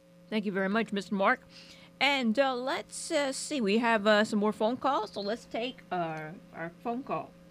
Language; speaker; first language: English; early bilingual, other home language; French